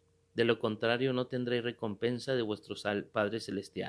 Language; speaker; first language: Spanish; native; Spanish